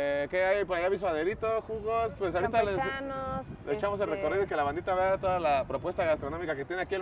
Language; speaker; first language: Spanish; native; Spanish